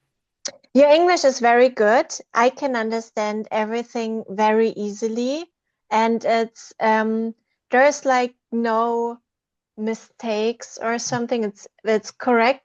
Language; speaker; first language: English; non-native, fluent; German